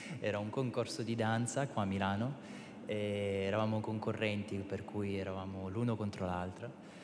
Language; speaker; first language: Italian; non-native, fluent; Russian